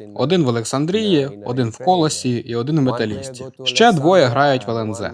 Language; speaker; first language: Ukrainian; non-native, fluent; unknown